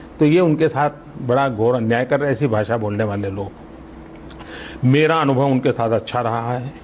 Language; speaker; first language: Hindi; non-native, local second language; Gujarati